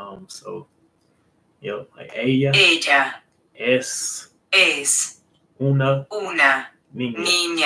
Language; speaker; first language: Spanish; non-native, learner; English